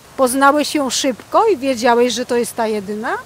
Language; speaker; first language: Polish; native; Polish